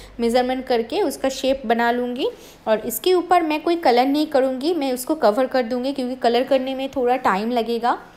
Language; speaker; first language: Hindi; non-native, local second language; Bangla